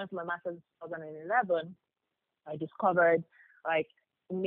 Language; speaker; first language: English; non-native, local second language; Yoruba